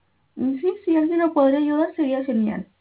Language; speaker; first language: Spanish; native; Spanish